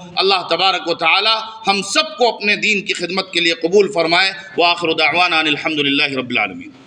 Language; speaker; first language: Urdu; native; Urdu